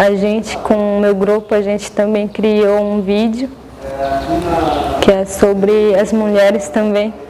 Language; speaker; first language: Portuguese; non-native, local second language; Guarani